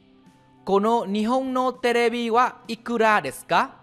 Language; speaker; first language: Japanese; non-native, fluent; Vietnamese